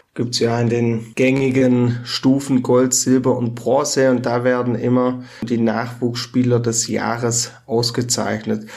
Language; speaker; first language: German; native; German